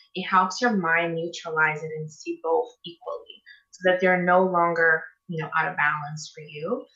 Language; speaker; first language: English; non-native, fluent; Portuguese